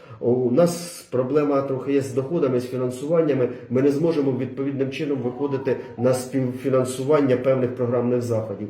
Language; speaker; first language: Ukrainian; native; Ukrainian